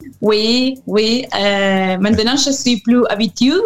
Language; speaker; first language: French; non-native, learner; Spanish